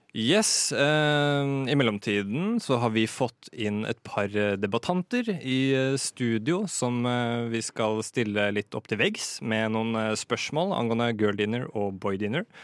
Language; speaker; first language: Norwegian; native; Norwegian